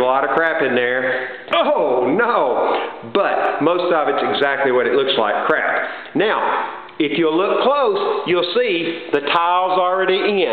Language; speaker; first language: English; native; English